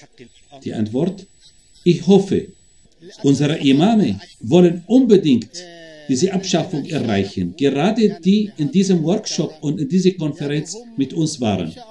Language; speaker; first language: German; non-native, fluent; Arabic